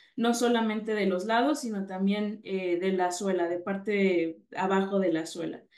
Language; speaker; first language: Spanish; native; Spanish